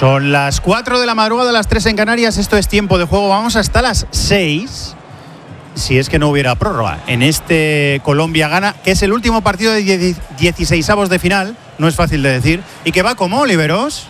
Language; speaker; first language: Spanish; native; Spanish